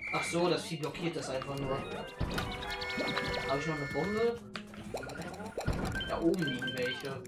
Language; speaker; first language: German; native; German